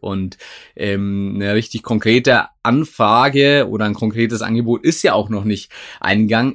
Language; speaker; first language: German; native; German